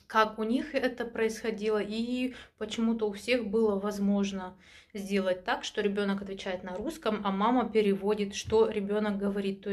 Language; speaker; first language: Russian; native; Russian